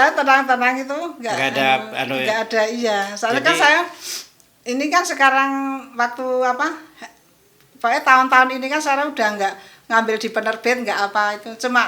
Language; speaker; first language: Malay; non-native, local second language; Javanese